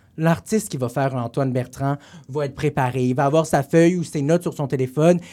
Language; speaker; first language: French; native; French